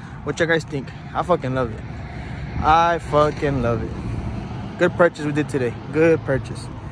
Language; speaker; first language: English; early bilingual, other home language; Spanish